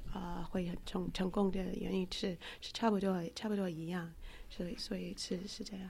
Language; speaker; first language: Chinese; non-native, fluent; English